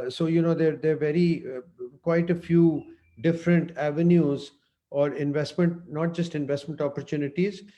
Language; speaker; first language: English; non-native, local second language; Urdu